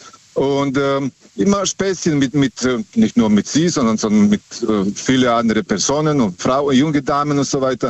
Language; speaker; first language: German; non-native, fluent; Serbian